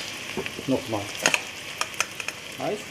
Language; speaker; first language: German; non-native, fluent; Arabic